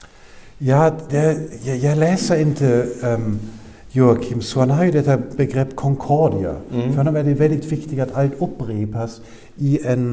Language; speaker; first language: Swedish; non-native, fluent; German